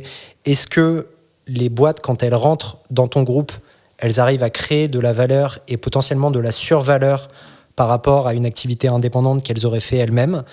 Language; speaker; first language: French; native; French